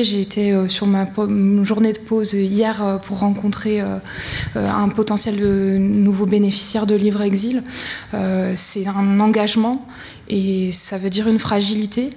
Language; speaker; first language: French; native; French